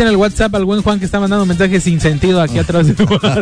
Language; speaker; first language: Spanish; native; Spanish